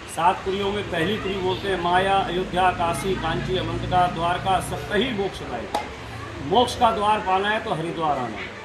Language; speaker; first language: Hindi; native; Hindi